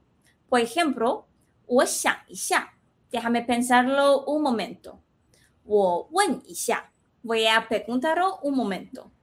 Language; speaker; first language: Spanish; non-native, fluent; Chinese